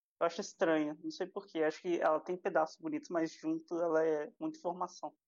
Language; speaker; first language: Portuguese; native; Portuguese